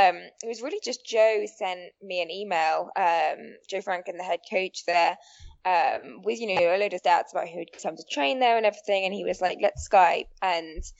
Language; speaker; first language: English; native; English